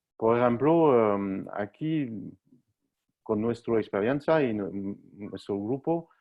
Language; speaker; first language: Spanish; non-native, learner; French